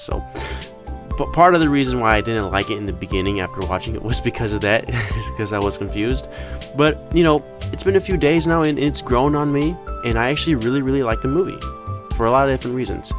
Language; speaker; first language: English; native; English